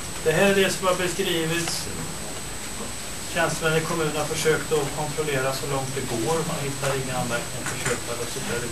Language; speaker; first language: Swedish; native; Swedish